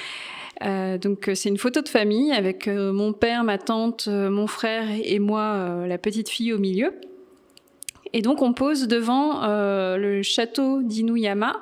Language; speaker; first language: French; native; French